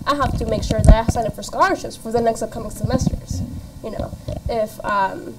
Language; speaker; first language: English; native; English